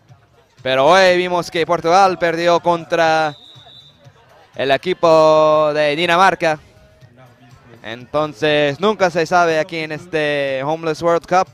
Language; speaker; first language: Spanish; non-native, fluent; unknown